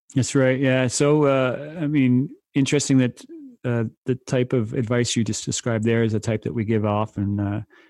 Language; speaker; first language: English; native; English